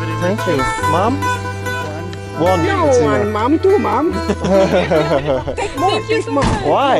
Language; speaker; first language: English; non-native, learner; German